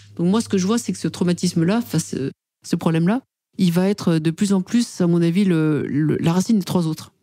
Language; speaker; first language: French; native; French